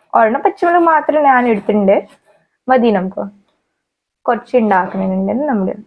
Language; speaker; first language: Malayalam; native; Malayalam